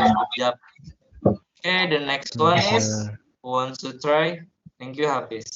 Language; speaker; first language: English; non-native, learner; Indonesian